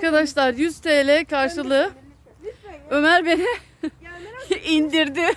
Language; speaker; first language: Turkish; native; Turkish